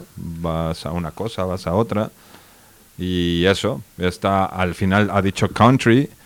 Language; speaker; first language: Spanish; native; Spanish